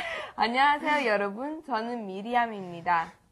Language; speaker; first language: Korean; non-native, learner; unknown